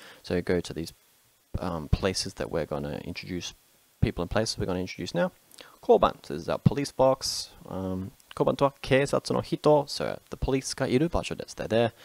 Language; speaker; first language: English; native; English